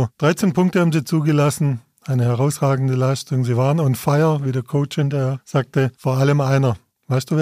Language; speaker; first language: German; native; German